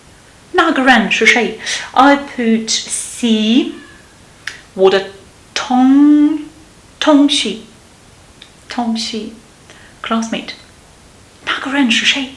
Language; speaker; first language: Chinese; non-native, learner; Russian